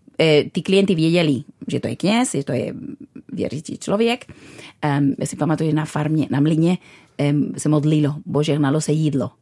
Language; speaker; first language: Czech; non-native, fluent; Spanish